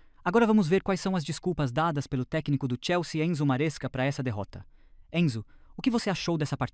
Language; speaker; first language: Portuguese; native; Portuguese